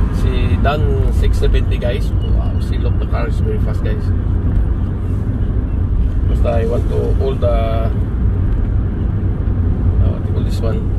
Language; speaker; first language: English; non-native, learner; Filipino